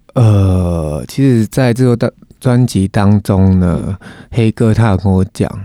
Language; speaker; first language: Chinese; non-native, local second language; Min Nan Chinese